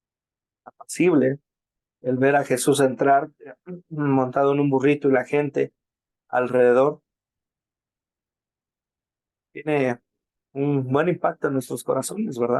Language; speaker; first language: Spanish; native; Spanish